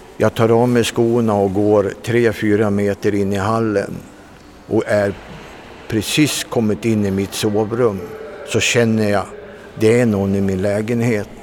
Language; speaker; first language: Swedish; native; Swedish